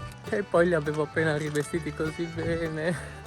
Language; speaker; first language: Italian; native; Italian